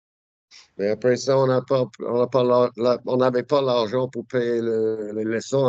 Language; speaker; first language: French; non-native, fluent; English